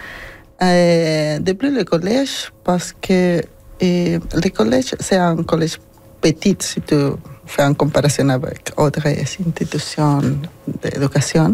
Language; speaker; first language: French; non-native, learner; Spanish